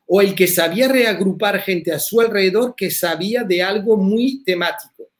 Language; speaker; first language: Spanish; early bilingual, heritage; French